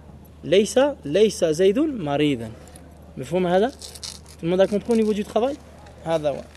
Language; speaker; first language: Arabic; non-native, fluent; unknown